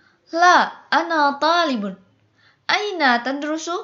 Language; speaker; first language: Arabic; non-native, fluent; Indonesian